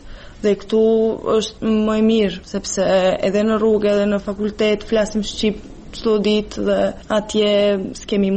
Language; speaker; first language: Albanian; non-native, fluent; Serbian